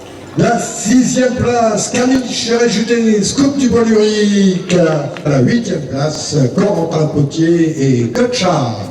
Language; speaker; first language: French; native; French